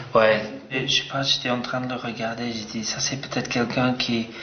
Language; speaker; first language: French; non-native, fluent; English